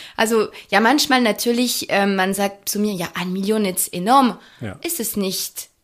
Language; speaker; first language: German; non-native, fluent; French